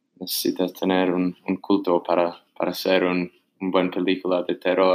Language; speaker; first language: Spanish; non-native, learner; English